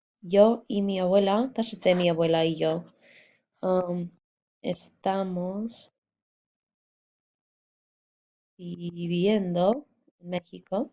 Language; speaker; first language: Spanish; non-native, fluent; English